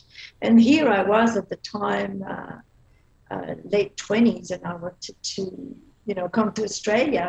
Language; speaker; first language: English; non-native, fluent; Dutch